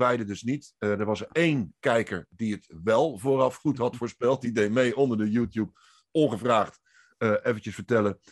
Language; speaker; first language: Dutch; native; Dutch